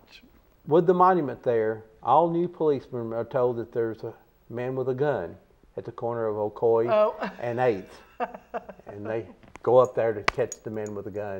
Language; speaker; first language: English; native; English